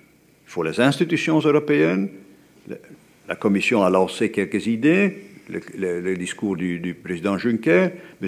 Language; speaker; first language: French; native; French